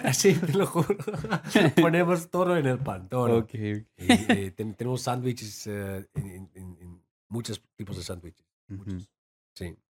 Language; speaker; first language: Spanish; non-native, fluent; Dutch